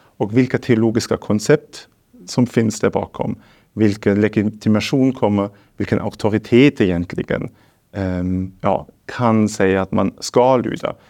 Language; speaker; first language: Swedish; non-native, fluent; German